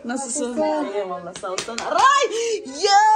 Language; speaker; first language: Turkish; non-native, learner; Filipino